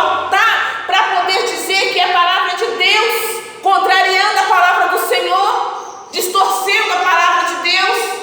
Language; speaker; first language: Portuguese; native; Portuguese